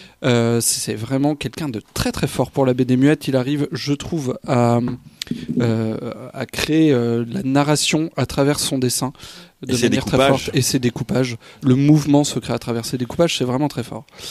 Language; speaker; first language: French; native; French